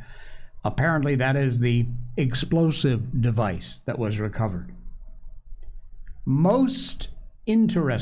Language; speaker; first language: English; native; English